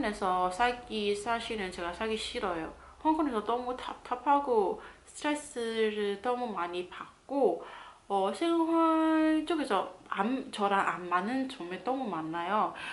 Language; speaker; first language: Korean; non-native, fluent; Cantonese